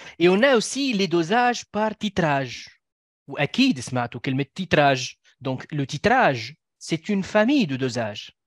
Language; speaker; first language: French; non-native, local second language; Arabic